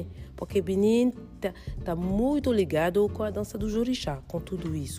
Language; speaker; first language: Portuguese; non-native, fluent; French